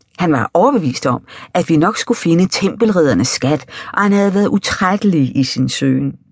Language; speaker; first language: Danish; native; Danish